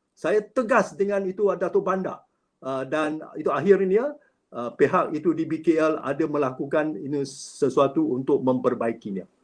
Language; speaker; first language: Malay; non-native, local second language; Cantonese